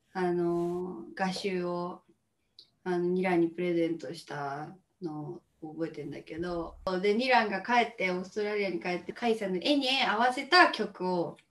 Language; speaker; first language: Japanese; native; Japanese